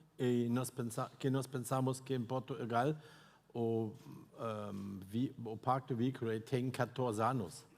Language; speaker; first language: Portuguese; non-native, fluent; German